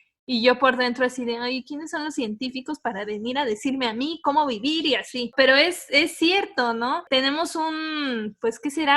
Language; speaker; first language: Spanish; native; Spanish